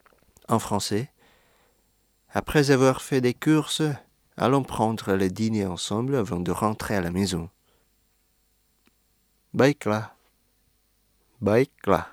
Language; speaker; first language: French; non-native, fluent; Indonesian